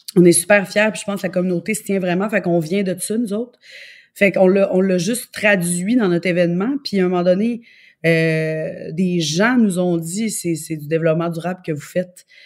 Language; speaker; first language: French; native; French